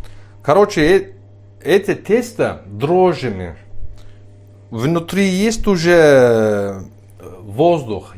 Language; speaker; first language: Russian; non-native, learner; Turkish